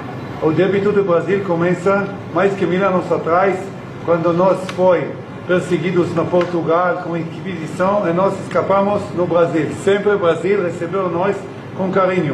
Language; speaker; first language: Portuguese; non-native, learner; Hebrew